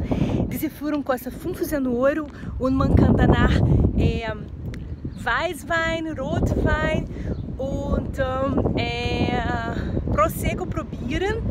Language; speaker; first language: German; non-native, fluent; Portuguese